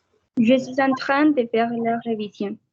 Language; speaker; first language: French; non-native, fluent; Spanish